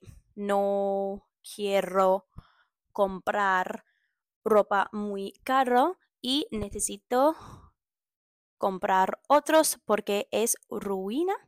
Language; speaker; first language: Spanish; non-native, learner; English